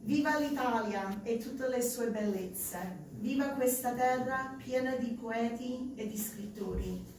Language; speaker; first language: Italian; early bilingual, heritage; Italian